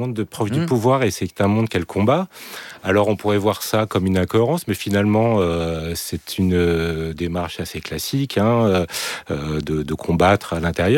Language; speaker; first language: French; native; French